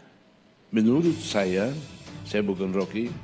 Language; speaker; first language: Indonesian; non-native, fluent; Tetum